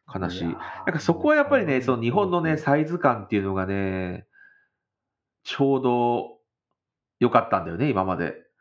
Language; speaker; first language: Japanese; native; Japanese